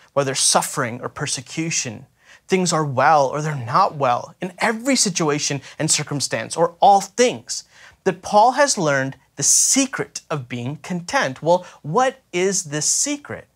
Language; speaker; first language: English; native; English